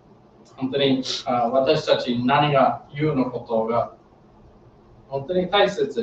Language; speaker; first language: Japanese; non-native, learner; English